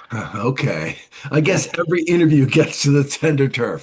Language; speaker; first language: English; native; English